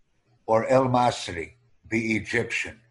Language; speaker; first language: English; non-native, fluent; Romanian